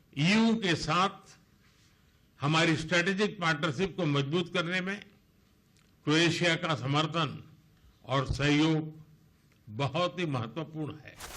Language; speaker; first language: Hindi; non-native, local second language; Gujarati